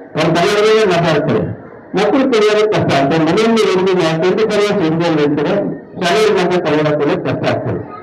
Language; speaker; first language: Kannada; non-native, local second language; Urdu